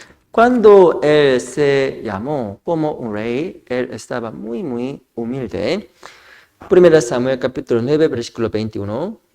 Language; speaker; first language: Spanish; non-native, fluent; Korean